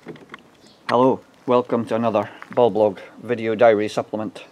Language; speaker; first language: English; native; English